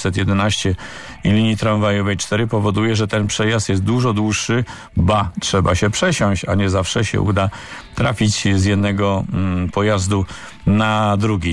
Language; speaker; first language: Polish; native; Polish